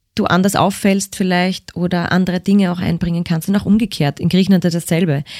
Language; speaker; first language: German; native; German